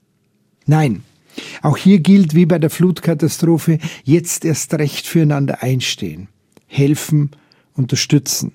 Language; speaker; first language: German; native; German